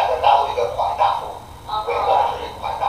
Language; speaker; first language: Chinese; non-native, fluent; English